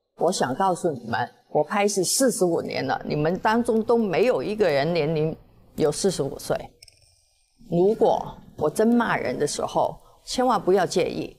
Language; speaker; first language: Chinese; non-native, local second language; Cantonese